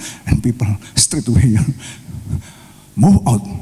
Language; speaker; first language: English; non-native, fluent; Indonesian